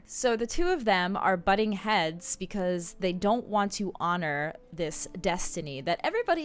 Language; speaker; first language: English; native; English